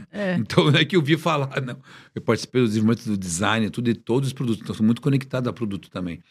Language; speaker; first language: Portuguese; native; Portuguese